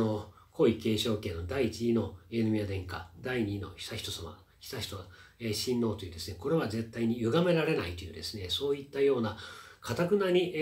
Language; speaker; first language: Japanese; native; Japanese